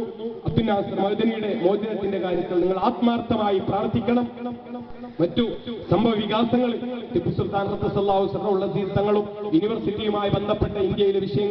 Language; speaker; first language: Malayalam; native; Malayalam